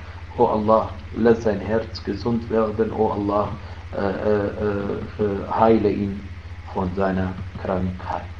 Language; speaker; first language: German; non-native, fluent; Arabic